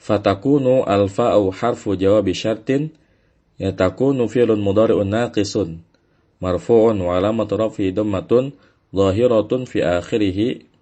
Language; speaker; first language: Arabic; non-native, fluent; Indonesian